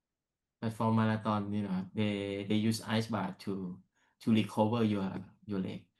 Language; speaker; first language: English; non-native, learner; Thai